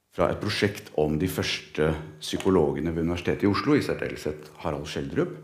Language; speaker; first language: Norwegian; native; Norwegian